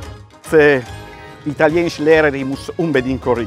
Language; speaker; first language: German; non-native, fluent; Italian